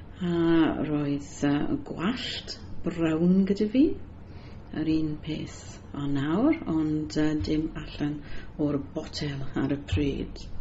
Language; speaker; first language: Welsh; non-native, learner; English